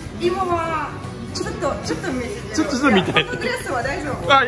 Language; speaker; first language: Japanese; non-native, learner; Russian